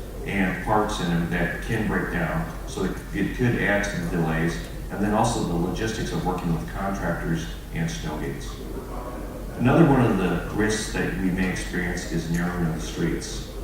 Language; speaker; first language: English; native; English